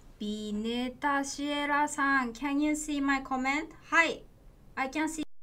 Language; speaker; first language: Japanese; native; Japanese